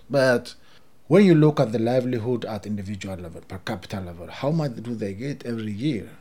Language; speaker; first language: English; non-native, fluent; Oromo